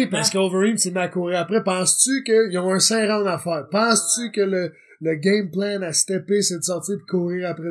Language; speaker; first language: French; native; French